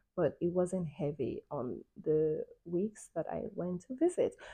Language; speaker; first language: English; non-native, local second language; Yoruba